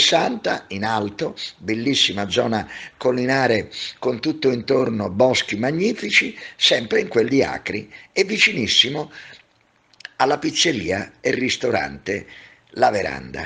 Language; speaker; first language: Italian; native; Italian